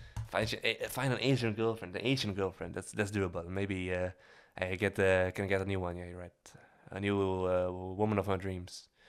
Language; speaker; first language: English; non-native, fluent; Dutch